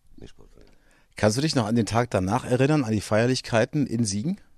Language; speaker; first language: German; native; German